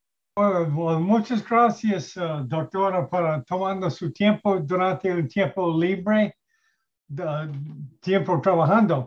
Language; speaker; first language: Spanish; non-native, learner; English